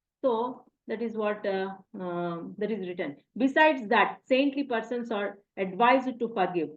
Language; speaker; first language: English; non-native, local second language; Telugu